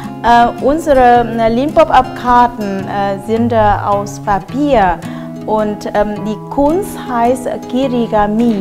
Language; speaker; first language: German; non-native, fluent; Vietnamese